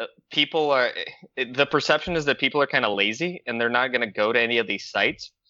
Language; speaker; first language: English; early bilingual, other home language; Russian